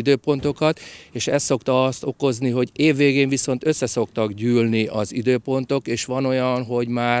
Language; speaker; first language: Hungarian; native; Hungarian